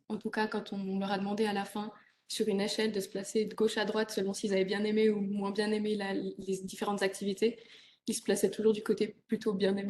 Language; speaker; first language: French; native; French